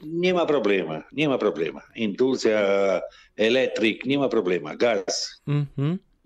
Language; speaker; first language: Polish; non-native, learner; Italian